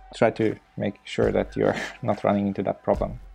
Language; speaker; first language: English; non-native, fluent; German